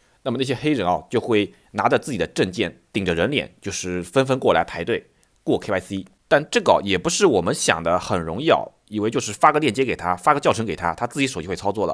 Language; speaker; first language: Chinese; native; Chinese